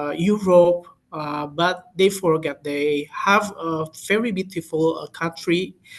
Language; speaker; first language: English; non-native, learner; Indonesian